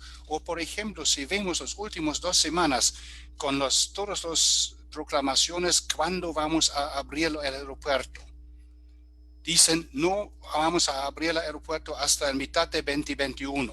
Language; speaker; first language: Spanish; non-native, fluent; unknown